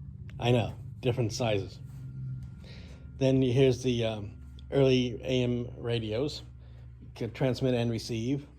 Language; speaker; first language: English; native; English